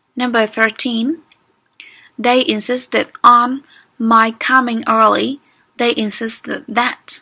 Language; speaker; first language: English; non-native, fluent; Vietnamese